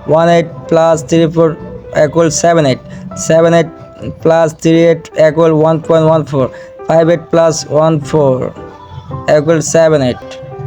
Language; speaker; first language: English; non-native, local second language; Bangla